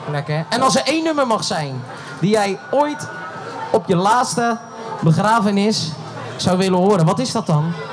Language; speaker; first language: Dutch; native; Dutch